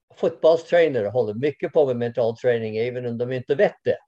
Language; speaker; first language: Swedish; non-native, fluent; English